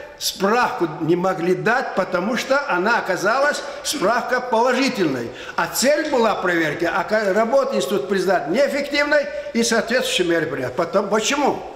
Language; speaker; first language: Russian; non-native, local second language; Lezghian